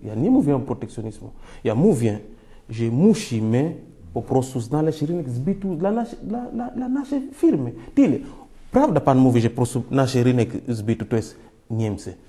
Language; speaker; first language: Polish; non-native, fluent; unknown